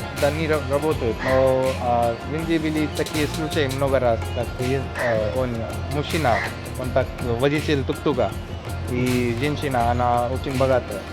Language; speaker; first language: Russian; non-native, learner; Hindi